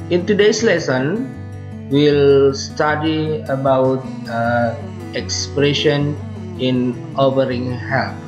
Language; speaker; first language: English; non-native, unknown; Indonesian